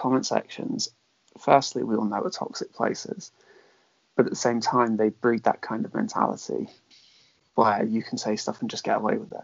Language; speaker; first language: English; native; English